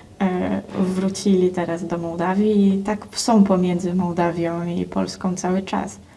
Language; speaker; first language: Polish; non-native, fluent; Russian